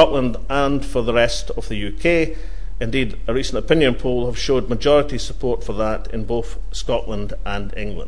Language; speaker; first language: English; native; English